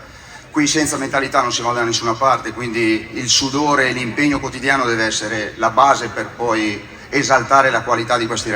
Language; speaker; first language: Italian; native; Italian